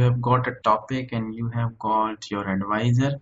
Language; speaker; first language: English; non-native, local second language; Hindi